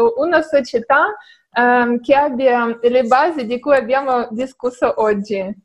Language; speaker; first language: Italian; non-native, fluent; Russian